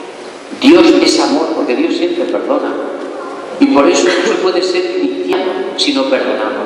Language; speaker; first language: Spanish; native; Spanish